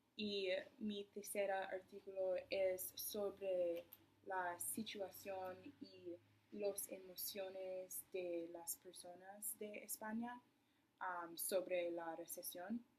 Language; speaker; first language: Spanish; non-native, learner; English